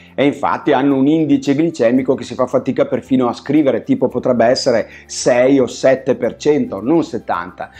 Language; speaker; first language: Italian; native; Italian